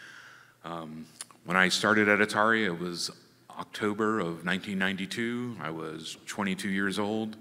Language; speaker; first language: English; native; English